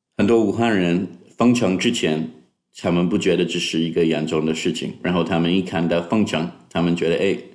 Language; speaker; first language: Chinese; non-native, fluent; English